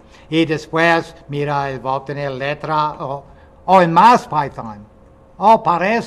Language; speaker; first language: Spanish; non-native, fluent; English